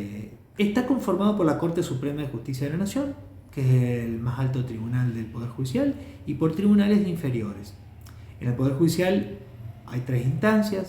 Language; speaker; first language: Spanish; native; Spanish